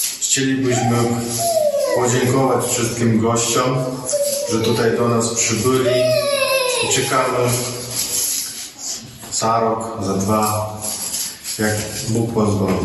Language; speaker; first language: Polish; early bilingual, heritage; Polish